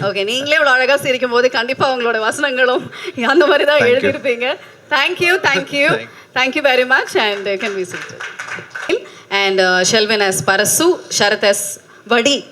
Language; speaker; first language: Tamil; native; Tamil